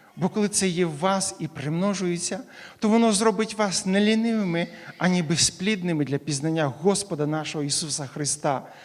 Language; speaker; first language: Ukrainian; native; Ukrainian